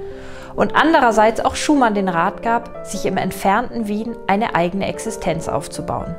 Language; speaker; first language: German; native; German